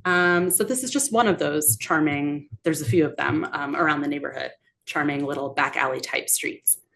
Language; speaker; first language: English; native; English